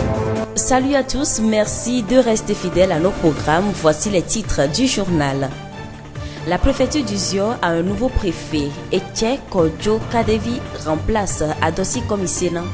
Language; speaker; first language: French; non-native, local second language; Ewe